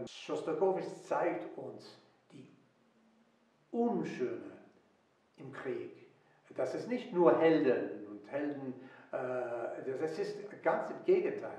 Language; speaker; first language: German; non-native, fluent; English